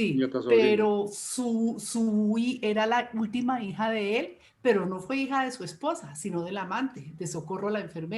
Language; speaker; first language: Spanish; native; Spanish